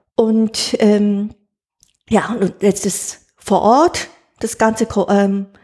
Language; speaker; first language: German; non-native, fluent; Japanese